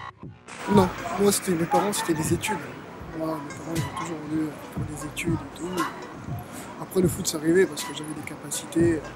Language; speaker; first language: French; early bilingual, other home language; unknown